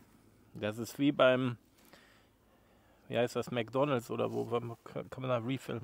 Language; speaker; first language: German; native; German